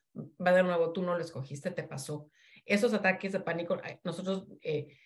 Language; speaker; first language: Spanish; native; Spanish